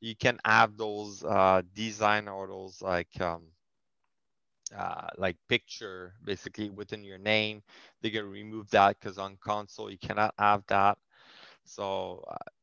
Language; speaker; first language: English; non-native, fluent; French